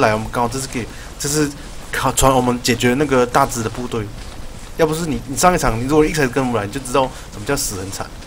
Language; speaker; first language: Chinese; native; Chinese